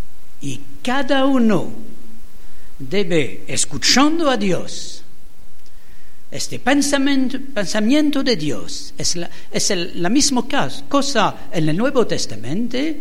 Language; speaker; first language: Spanish; non-native, learner; French